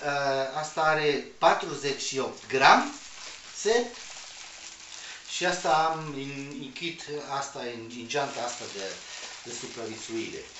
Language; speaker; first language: Romanian; non-native, learner; Spanish